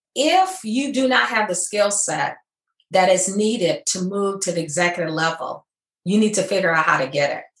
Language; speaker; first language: English; native; English